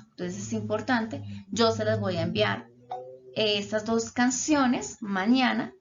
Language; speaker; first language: Spanish; native; Spanish